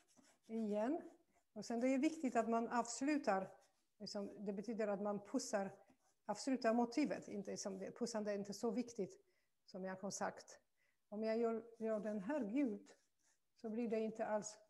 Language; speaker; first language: Swedish; non-native, fluent; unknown